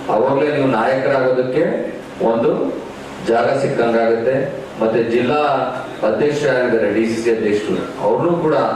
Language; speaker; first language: Kannada; native; Kannada